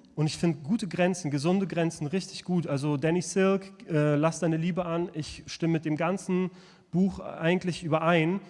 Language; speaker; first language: German; early bilingual, other home language; Lithuanian